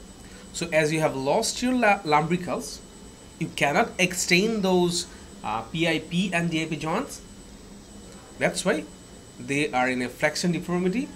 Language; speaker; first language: English; non-native, local second language; Bangla